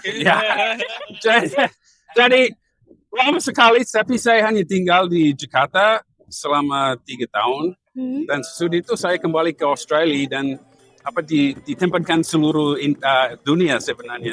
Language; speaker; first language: Indonesian; non-native, fluent; English